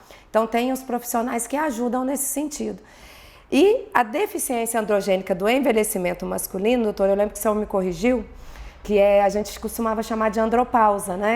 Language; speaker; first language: Portuguese; native; Portuguese